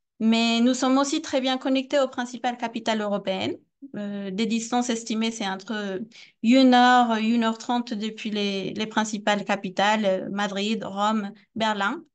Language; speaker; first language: French; non-native, fluent; Spanish